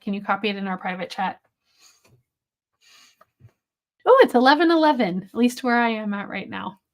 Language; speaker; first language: English; native; English